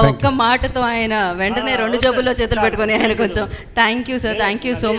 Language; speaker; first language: Telugu; native; Telugu